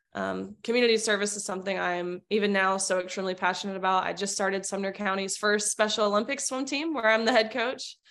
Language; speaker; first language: English; native; English